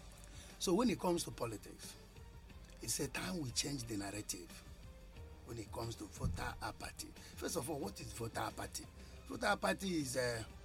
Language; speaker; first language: English; non-native, local second language; Igbo